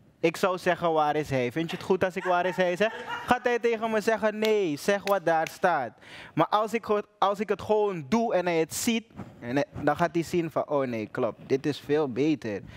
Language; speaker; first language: Dutch; native; Dutch